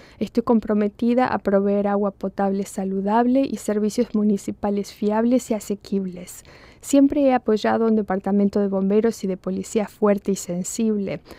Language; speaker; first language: Spanish; early bilingual, heritage; Spanish